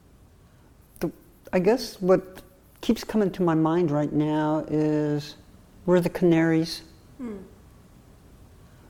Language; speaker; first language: English; native; English